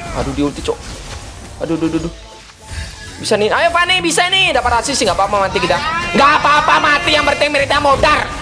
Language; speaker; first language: Indonesian; native; Indonesian